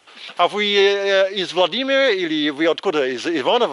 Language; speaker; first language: Russian; non-native, fluent; English